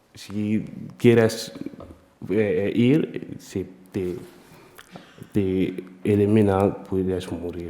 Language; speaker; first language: Spanish; non-native, learner; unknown